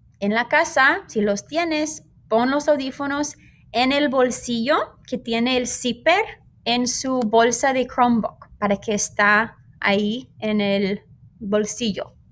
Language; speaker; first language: Spanish; non-native, fluent; English